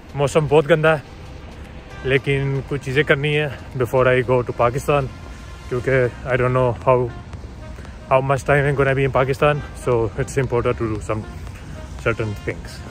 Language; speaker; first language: Urdu; early bilingual, heritage; Urdu